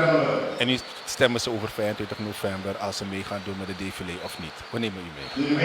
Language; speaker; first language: Dutch; native; Dutch